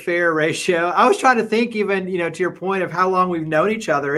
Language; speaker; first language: English; native; English